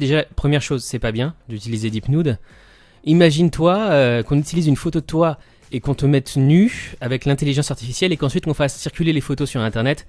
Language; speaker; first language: French; native; French